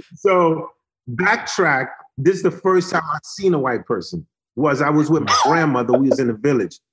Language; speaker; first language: English; early bilingual, other home language; Haitian Creole